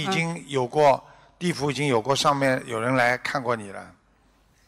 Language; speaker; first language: Chinese; native; Chinese